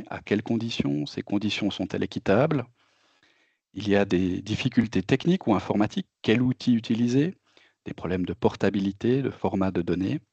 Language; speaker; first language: French; native; French